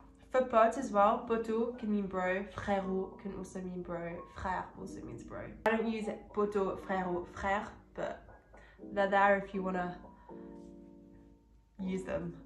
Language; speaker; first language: English; native; English